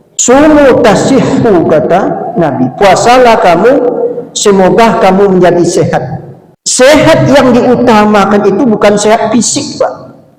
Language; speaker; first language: Malay; non-native, local second language; Minangkabau